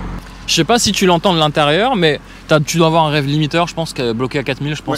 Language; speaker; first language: French; native; French